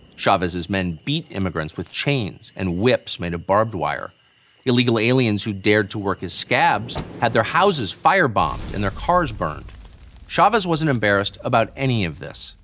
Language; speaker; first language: English; native; English